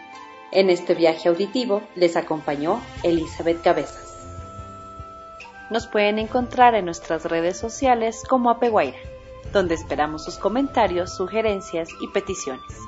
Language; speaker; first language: Spanish; native; Spanish